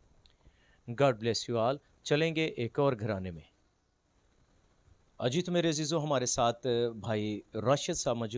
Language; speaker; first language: Hindi; non-native, local second language; Punjabi